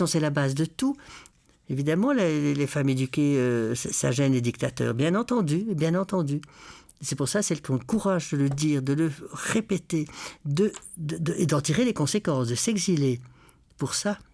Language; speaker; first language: French; native; French